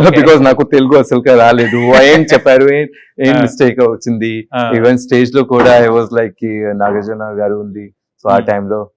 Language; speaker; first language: Telugu; non-native, learner; Hindi